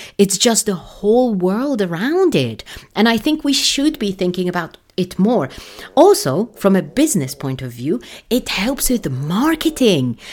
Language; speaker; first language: English; non-native, fluent; Polish